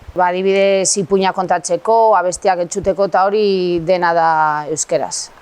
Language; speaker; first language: Basque; non-native, local second language; Spanish